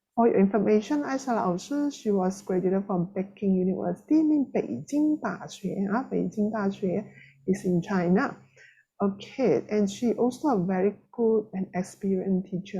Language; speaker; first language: English; non-native, local second language; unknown